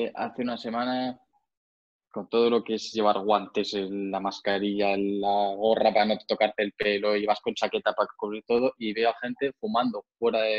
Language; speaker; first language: Spanish; native; Spanish